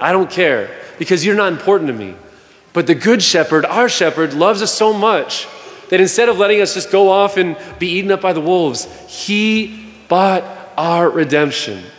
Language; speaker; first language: English; native; English